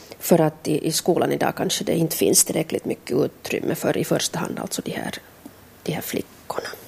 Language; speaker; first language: Swedish; native; Swedish